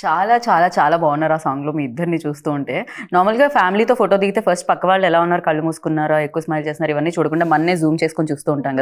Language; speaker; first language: Telugu; native; Telugu